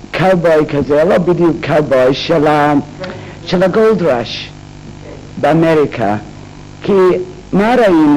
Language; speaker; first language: Hebrew; non-native, fluent; English